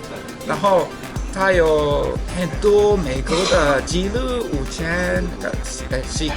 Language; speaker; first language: Chinese; non-native, learner; Japanese